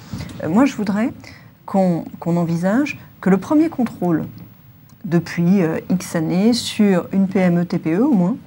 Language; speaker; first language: French; native; French